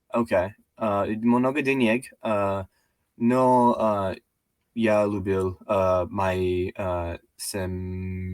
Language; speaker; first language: Russian; non-native, learner; English